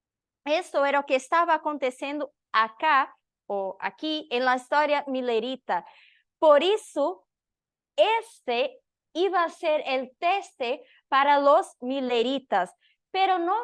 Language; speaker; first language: Spanish; non-native, learner; Portuguese